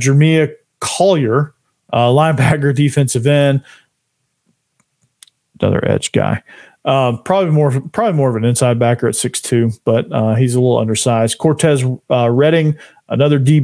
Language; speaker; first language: English; native; English